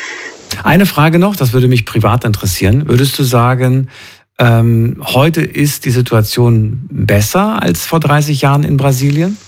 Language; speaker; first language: German; native; German